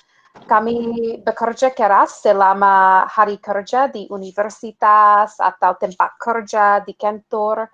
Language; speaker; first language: Indonesian; non-native, fluent; English